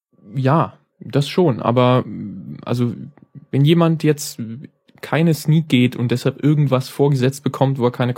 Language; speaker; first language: German; native; German